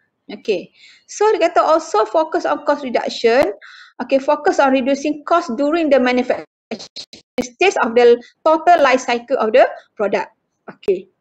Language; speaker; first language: English; non-native, local second language; Malay